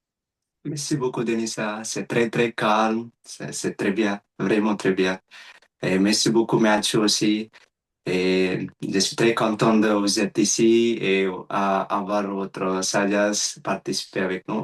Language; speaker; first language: French; non-native, learner; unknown